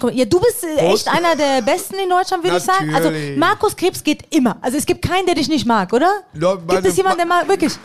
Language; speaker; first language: German; early bilingual, other home language; Persian